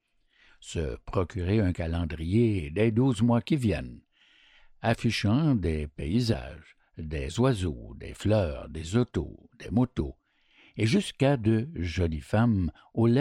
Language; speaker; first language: French; native; French